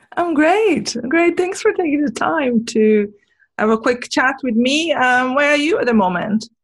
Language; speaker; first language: English; non-native, fluent; Portuguese